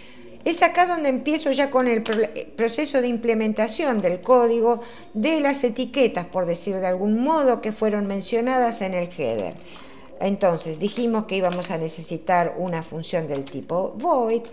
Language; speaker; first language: Spanish; native; Spanish